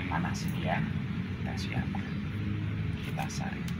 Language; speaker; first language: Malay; non-native, local second language; Javanese